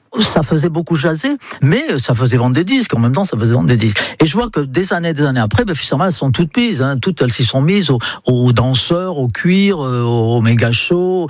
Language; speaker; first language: French; non-native, fluent; English